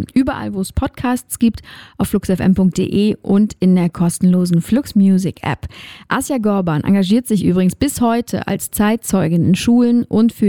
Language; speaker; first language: German; native; German